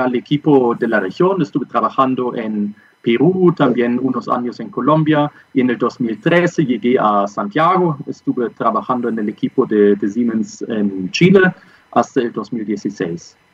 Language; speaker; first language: Spanish; non-native, fluent; German